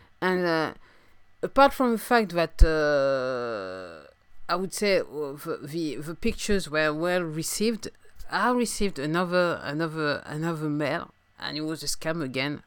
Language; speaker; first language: English; non-native, fluent; French